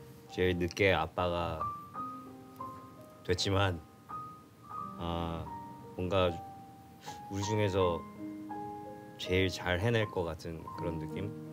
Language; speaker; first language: Korean; early bilingual, heritage; Korean